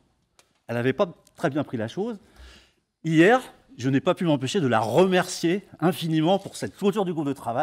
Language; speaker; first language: French; native; French